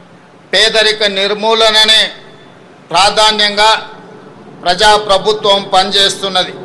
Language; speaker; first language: Telugu; native; Telugu